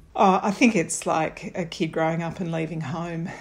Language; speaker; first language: English; native; English